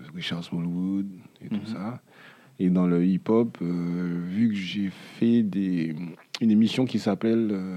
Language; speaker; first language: French; native; French